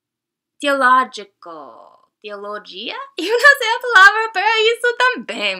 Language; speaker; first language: Portuguese; non-native, learner; English